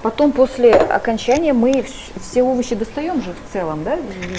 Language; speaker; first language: Russian; native; Russian